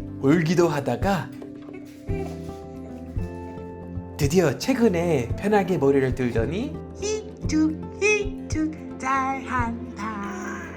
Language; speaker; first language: Korean; native; Korean